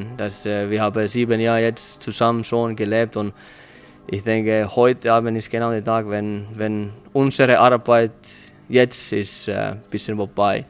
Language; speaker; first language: German; non-native, learner; Finnish